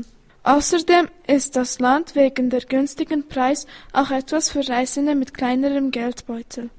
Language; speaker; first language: German; early bilingual, other home language; Turkish